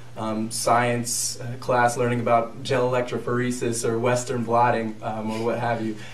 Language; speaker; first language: English; native; English